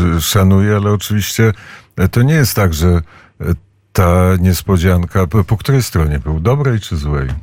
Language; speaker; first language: Polish; native; Polish